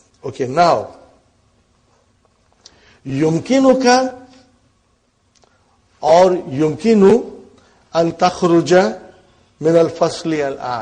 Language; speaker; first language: Arabic; non-native, fluent; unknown